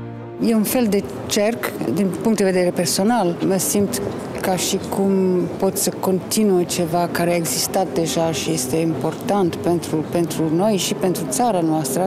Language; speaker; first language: Romanian; non-native, fluent; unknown